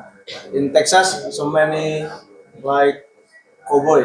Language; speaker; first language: English; non-native, learner; Indonesian